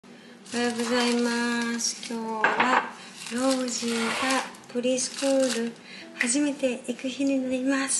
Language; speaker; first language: Japanese; native; Japanese